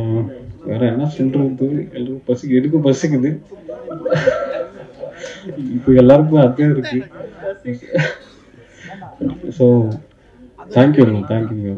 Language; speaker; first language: Tamil; non-native, learner; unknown